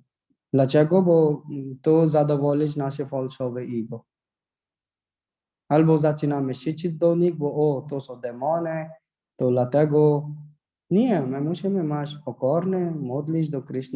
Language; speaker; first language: Polish; non-native, learner; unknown